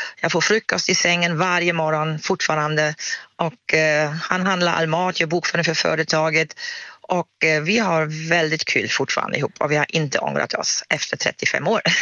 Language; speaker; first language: Swedish; non-native, fluent; German